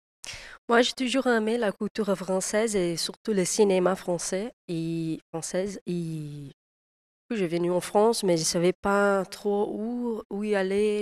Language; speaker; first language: French; non-native, fluent; Portuguese